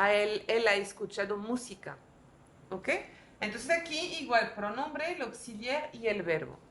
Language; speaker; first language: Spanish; non-native, learner; French